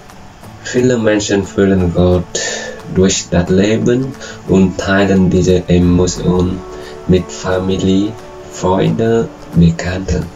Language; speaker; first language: German; non-native, learner; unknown